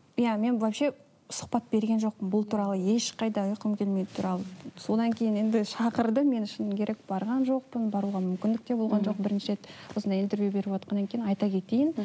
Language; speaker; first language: Kazakh; early bilingual, heritage; Kazakh